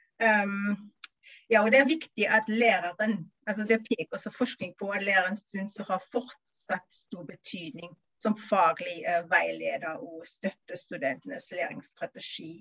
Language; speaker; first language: Norwegian; non-native, fluent; German